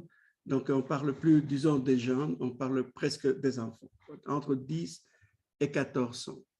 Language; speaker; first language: French; non-native, fluent; Spanish